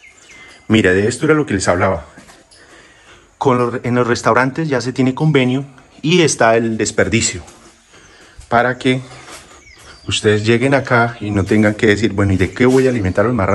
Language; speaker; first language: Spanish; native; Spanish